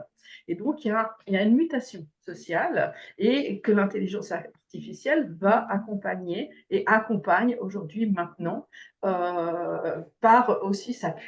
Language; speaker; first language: French; native; French